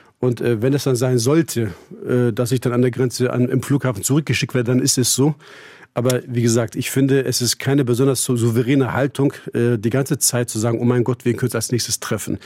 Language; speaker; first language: German; early bilingual, other home language; Turkish